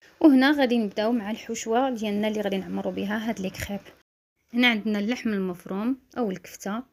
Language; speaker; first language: Arabic; native; Arabic